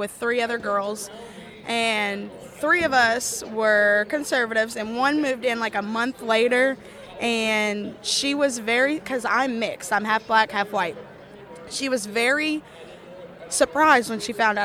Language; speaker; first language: English; native; English